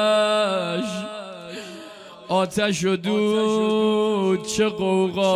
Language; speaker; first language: Persian; native; Persian